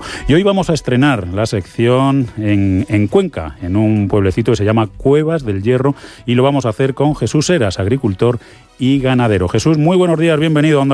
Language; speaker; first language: Spanish; native; Spanish